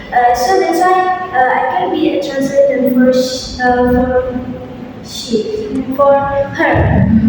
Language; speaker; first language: English; non-native, learner; Indonesian